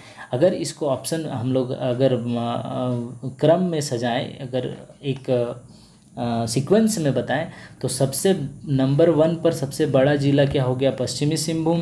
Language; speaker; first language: Hindi; native; Hindi